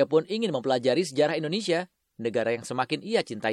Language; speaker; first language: Indonesian; native; Indonesian